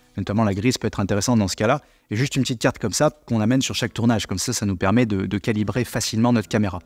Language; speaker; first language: French; native; French